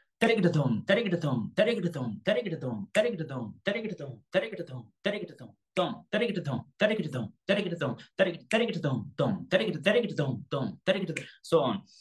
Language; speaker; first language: German; early bilingual, other home language; Portuguese